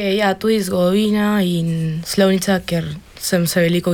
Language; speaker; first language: Slovenian; early bilingual, heritage; Slovenian